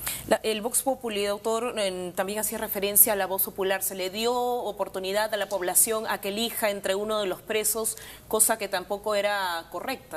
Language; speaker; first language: Spanish; native; Spanish